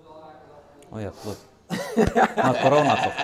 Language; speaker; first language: Dutch; early bilingual, other home language; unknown